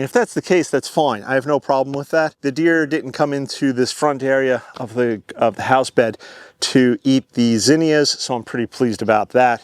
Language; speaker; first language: English; native; English